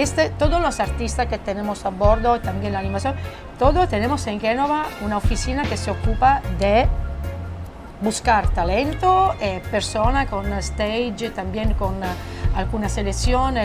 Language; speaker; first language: Spanish; non-native, fluent; Italian